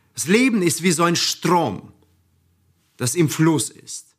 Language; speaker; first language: German; non-native, fluent; Russian